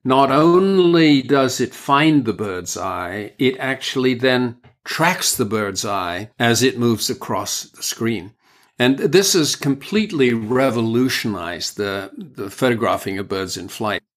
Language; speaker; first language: English; native; English